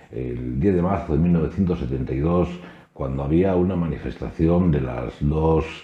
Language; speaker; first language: Spanish; native; Spanish